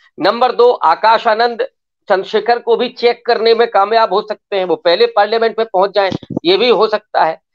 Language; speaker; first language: Hindi; native; Hindi